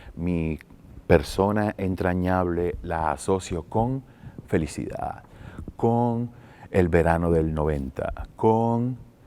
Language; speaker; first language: Spanish; native; Spanish